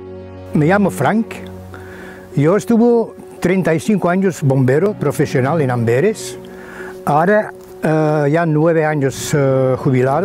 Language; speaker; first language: Spanish; non-native, fluent; Dutch